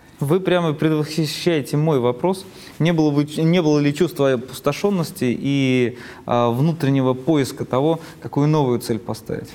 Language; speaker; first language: Russian; native; Russian